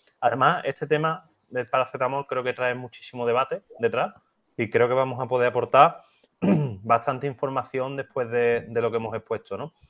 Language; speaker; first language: Spanish; native; Spanish